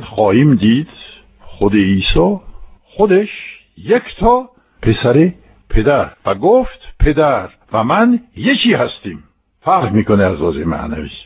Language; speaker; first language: Persian; non-native, fluent; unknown